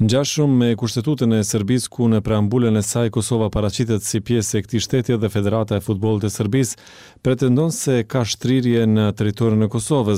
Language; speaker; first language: Albanian; native; Albanian